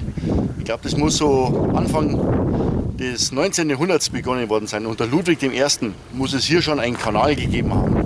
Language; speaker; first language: German; native; German